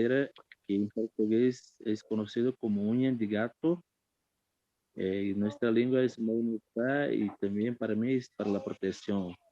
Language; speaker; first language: Spanish; non-native, fluent; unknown